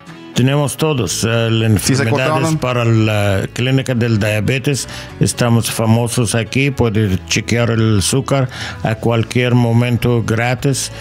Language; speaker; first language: Spanish; non-native, learner; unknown